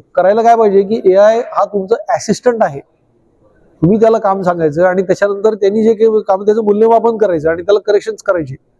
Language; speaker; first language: Marathi; native; Marathi